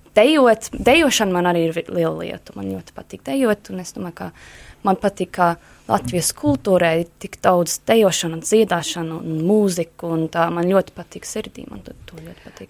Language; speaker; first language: Latvian; early bilingual, heritage; Latvian